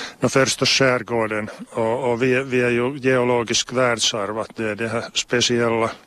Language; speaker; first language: Swedish; non-native, local second language; Finnish